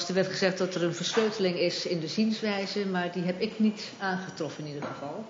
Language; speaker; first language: Dutch; native; Dutch